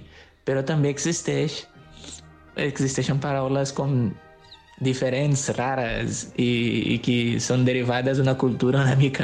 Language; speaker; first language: Catalan; non-native, fluent; Portuguese